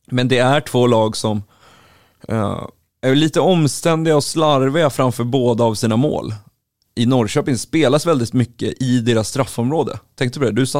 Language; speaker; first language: Swedish; native; Swedish